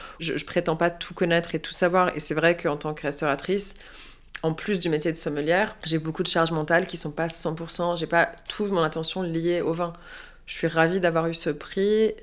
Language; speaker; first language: French; native; French